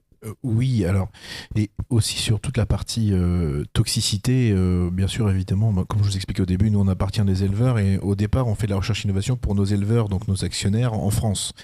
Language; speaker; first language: French; native; French